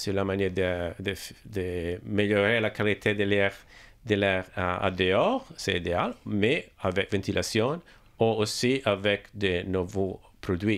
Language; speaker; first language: French; non-native, learner; English